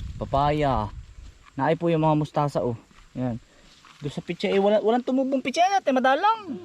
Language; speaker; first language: Filipino; native; Filipino